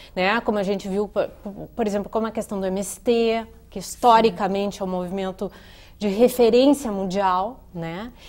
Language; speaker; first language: Portuguese; native; Portuguese